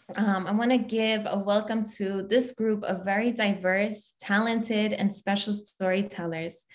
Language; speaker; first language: English; native; English